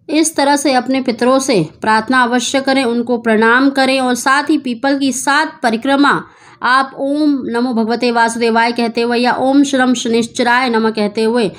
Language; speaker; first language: Hindi; native; Hindi